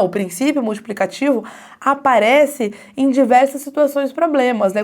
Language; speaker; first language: Portuguese; native; Portuguese